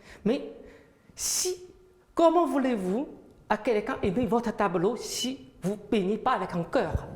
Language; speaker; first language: French; non-native, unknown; Chinese